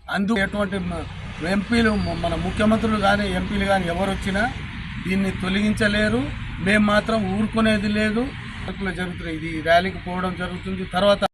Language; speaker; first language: Telugu; non-native, local second language; Lambadi